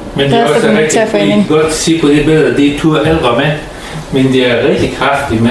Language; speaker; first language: Danish; non-native, learner; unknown